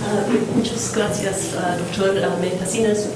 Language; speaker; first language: Spanish; non-native, fluent; English